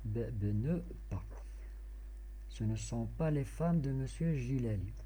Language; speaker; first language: French; non-native, local second language; Arabic